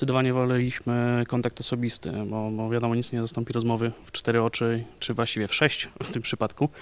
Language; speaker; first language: Polish; native; Polish